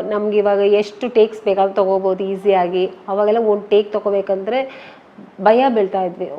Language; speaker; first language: Kannada; native; Kannada